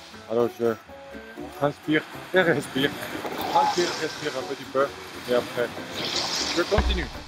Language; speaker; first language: French; non-native, fluent; Finnish